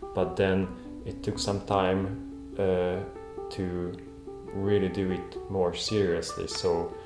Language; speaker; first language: English; non-native, fluent; Hungarian